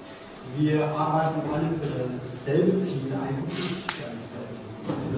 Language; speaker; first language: German; early bilingual, other home language; Turkish